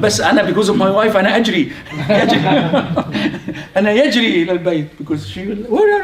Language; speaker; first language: Arabic; non-native, fluent; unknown